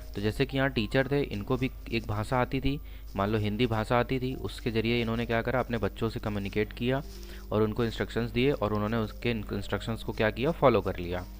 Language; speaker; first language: Hindi; native; Hindi